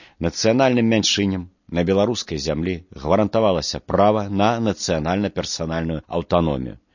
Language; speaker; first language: Belarusian; non-native, local second language; Russian